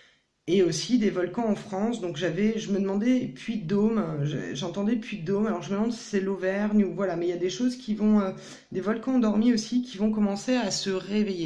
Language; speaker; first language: French; native; French